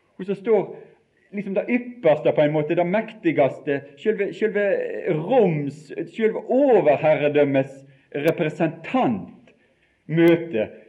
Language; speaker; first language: Norwegian; native; Norwegian